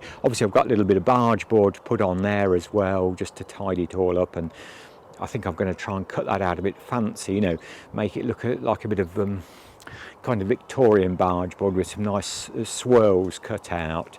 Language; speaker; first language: English; native; English